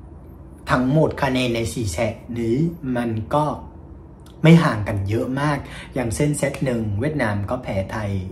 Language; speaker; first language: Thai; non-native, fluent; Vietnamese